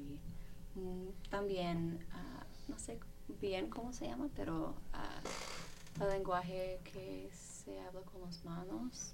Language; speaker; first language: Spanish; non-native, fluent; English